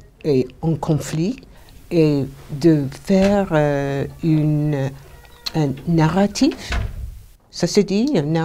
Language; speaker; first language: French; non-native, fluent; English